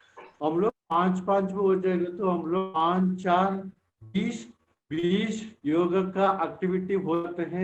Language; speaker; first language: Hindi; non-native, local second language; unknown